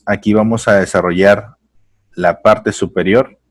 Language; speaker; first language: Spanish; native; Spanish